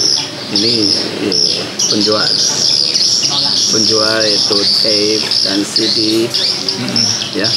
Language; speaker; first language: Indonesian; non-native, learner; Korean